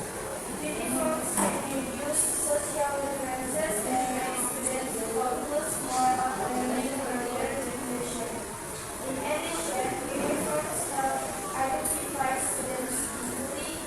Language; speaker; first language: English; non-native, learner; Indonesian